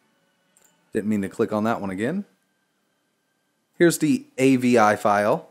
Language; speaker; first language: English; native; English